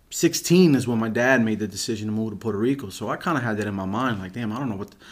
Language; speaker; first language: English; native; English